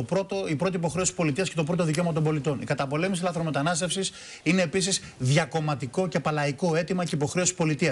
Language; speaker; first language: Greek; native; Greek